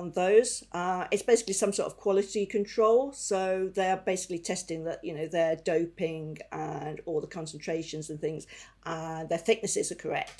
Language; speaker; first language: English; native; English